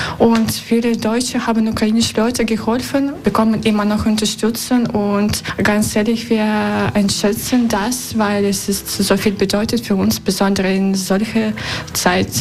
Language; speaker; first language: German; non-native, learner; Russian